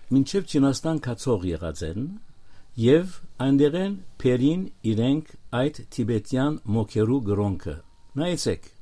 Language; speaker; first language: Armenian; native; Armenian